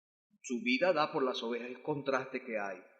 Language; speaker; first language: Spanish; native; Spanish